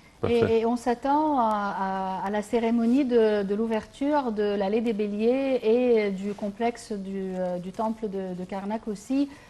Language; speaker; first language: French; non-native, local second language; Arabic